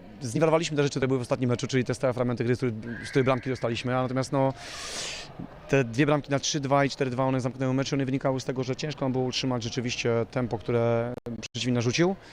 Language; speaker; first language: Polish; native; Polish